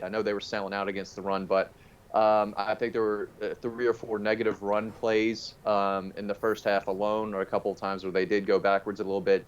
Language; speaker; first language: English; native; English